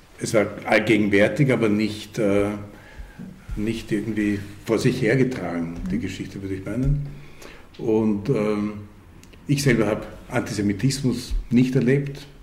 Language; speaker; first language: German; early bilingual, other home language; Hungarian